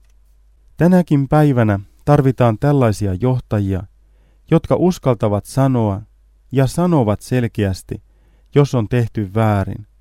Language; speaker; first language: Finnish; native; Finnish